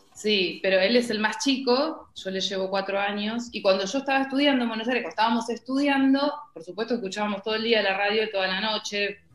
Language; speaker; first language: Spanish; native; Spanish